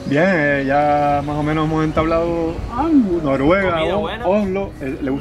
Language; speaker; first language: Spanish; native; Spanish